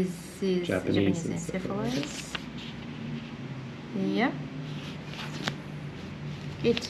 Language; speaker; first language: English; non-native, fluent; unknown